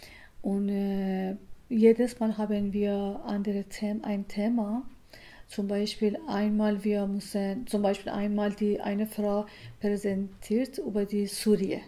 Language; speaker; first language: German; non-native, learner; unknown